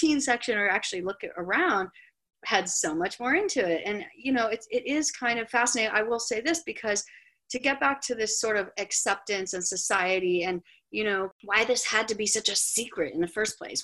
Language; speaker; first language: English; native; English